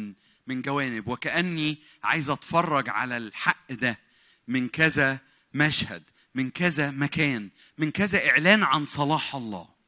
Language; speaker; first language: Arabic; native; Arabic